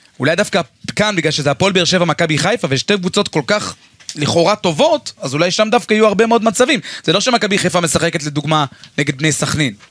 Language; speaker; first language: Hebrew; native; Hebrew